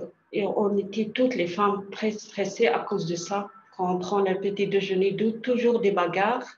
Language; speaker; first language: French; non-native, learner; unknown